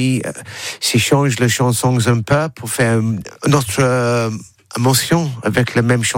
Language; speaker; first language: French; non-native, learner; English